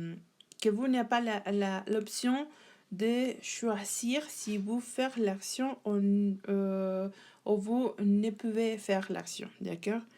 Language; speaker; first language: French; non-native, learner; Spanish